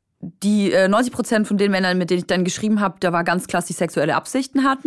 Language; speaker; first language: German; native; German